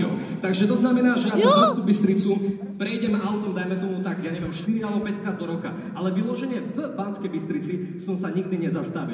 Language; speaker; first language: Slovak; native; Slovak